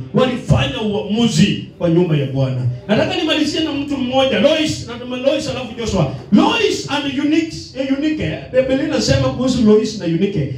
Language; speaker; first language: Swahili; non-native, local second language; Luyia